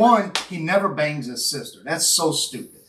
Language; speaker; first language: English; native; English